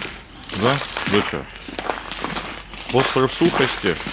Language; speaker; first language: Russian; native; Russian